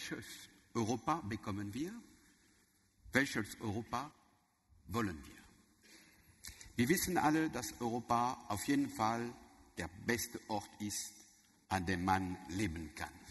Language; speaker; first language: German; non-native, learner; French